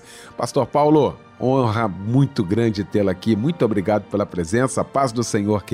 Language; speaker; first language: Portuguese; native; Portuguese